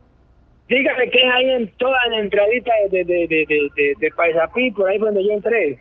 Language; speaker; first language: Spanish; native; Spanish